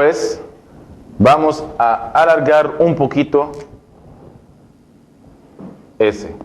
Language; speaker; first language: Spanish; non-native, fluent; Arabic